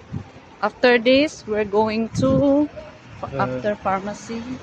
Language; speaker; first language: English; non-native, local second language; Filipino